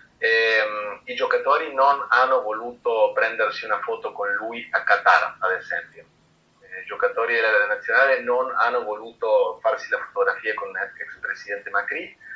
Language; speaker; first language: Italian; non-native, fluent; Spanish